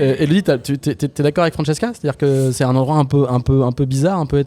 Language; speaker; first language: French; native; French